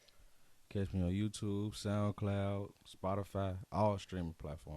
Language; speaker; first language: English; native; English